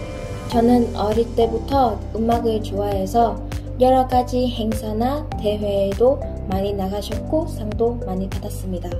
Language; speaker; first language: Korean; non-native, learner; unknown